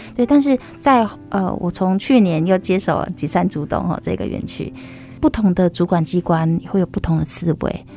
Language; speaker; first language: Chinese; native; Chinese